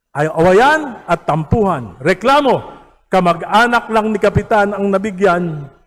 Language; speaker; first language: Filipino; native; Filipino